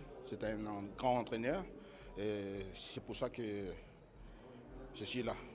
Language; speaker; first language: French; non-native, local second language; Morisyen